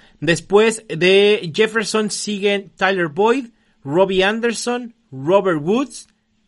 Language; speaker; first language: Spanish; native; Spanish